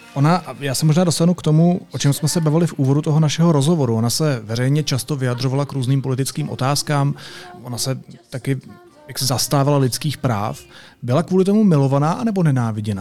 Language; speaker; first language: Czech; native; Czech